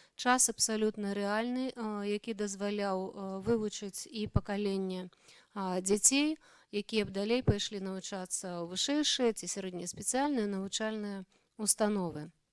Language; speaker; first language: Belarusian; native; Belarusian